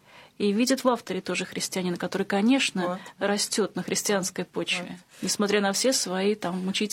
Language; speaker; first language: Russian; native; Russian